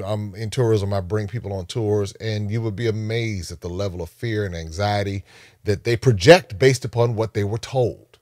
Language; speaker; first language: English; native; English